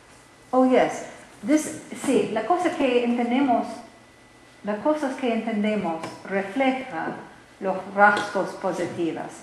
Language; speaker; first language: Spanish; non-native, learner; English